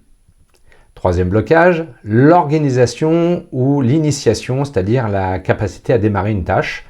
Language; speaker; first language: French; native; French